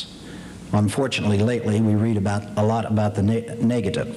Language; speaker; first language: English; native; English